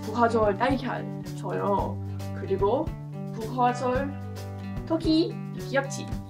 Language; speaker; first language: Korean; non-native, learner; English